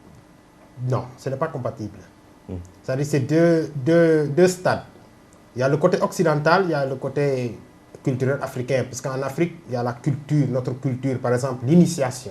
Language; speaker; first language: French; non-native, local second language; Wolof